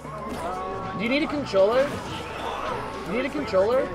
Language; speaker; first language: English; native; English